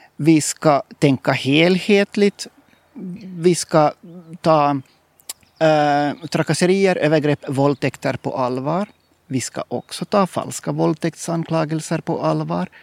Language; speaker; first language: Swedish; native; Swedish